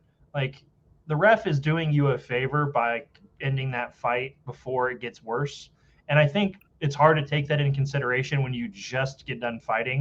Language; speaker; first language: English; native; English